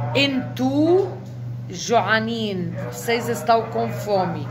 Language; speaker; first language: Portuguese; non-native, fluent; Arabic